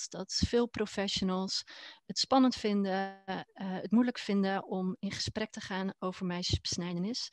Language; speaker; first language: Dutch; native; Dutch